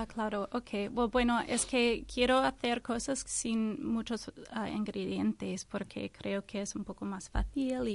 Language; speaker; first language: Spanish; non-native, learner; English